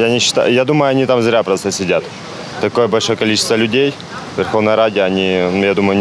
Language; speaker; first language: Russian; native; Russian